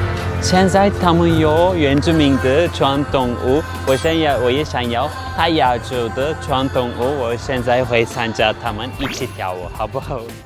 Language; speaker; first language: Chinese; non-native, fluent; Turkish